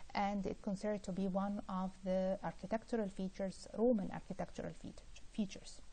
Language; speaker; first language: English; non-native, fluent; Arabic